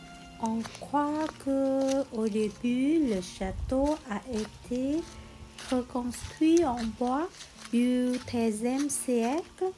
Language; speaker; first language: French; non-native, learner; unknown